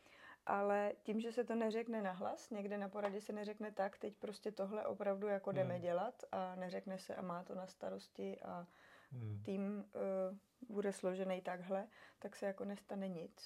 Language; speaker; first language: Czech; native; Czech